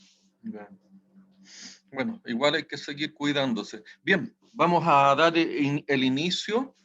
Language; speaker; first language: Spanish; native; Spanish